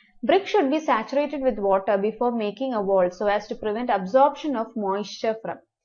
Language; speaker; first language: English; non-native, local second language; Malayalam